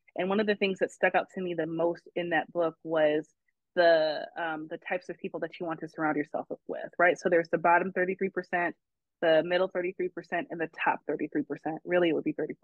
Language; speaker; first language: English; native; English